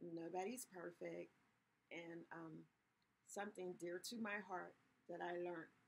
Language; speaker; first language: English; native; English